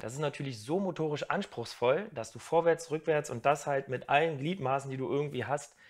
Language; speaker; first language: German; native; German